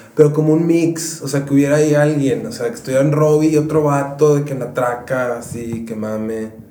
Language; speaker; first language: Spanish; native; Spanish